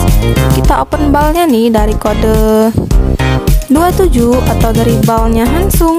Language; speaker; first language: Indonesian; native; Indonesian